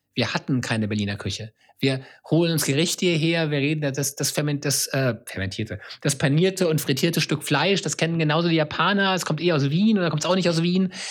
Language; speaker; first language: German; native; German